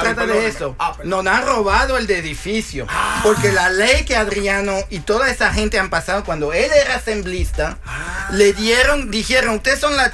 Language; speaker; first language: Spanish; early bilingual, heritage; Spanish